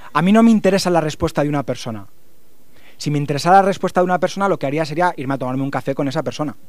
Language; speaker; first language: Spanish; native; Spanish